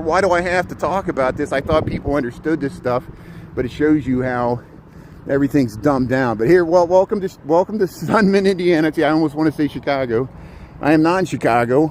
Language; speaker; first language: English; native; English